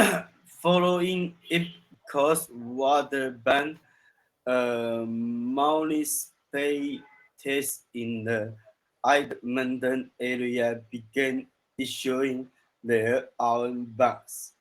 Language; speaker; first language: English; non-native, learner; Chinese